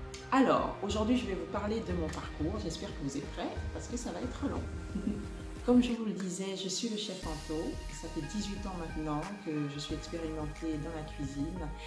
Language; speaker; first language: French; non-native, local second language; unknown